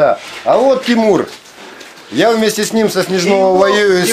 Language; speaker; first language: Russian; native; Russian